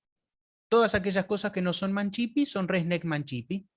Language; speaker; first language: Spanish; native; Spanish